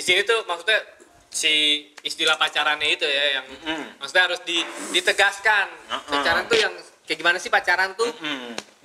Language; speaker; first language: Indonesian; native; Indonesian